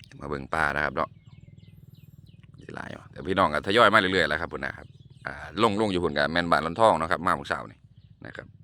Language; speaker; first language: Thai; non-native, local second language; Lao